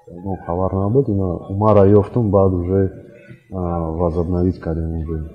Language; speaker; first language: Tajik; non-native, local second language; Russian